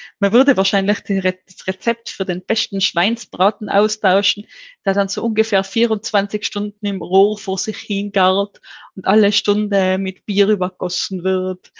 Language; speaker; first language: German; native; German